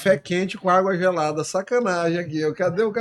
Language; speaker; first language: Portuguese; native; Portuguese